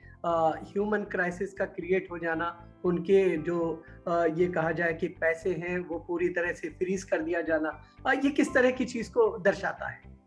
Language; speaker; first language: Hindi; native; Hindi